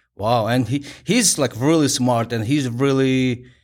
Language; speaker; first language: English; non-native, fluent; Ukrainian